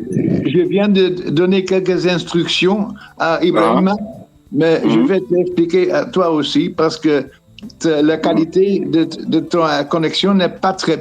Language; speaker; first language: French; non-native, fluent; Dutch